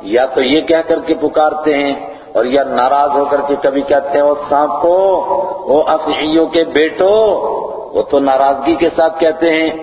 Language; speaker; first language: Urdu; non-native, local second language; Kashmiri